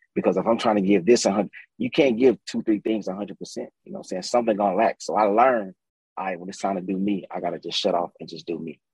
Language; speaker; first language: English; native; English